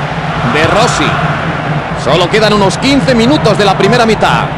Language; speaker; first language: Spanish; native; Spanish